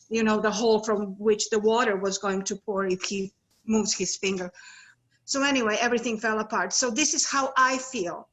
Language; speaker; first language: English; non-native, fluent; Serbian